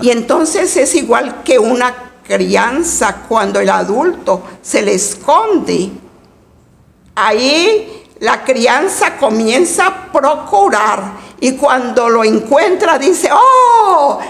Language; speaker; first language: Spanish; native; Spanish